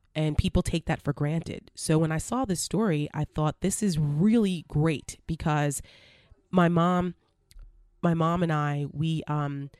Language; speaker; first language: English; native; English